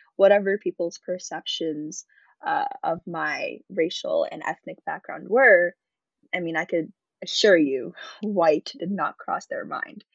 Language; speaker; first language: English; early bilingual, other home language; Arabic